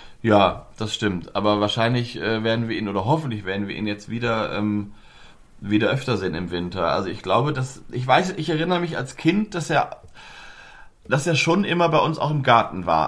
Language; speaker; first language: German; native; German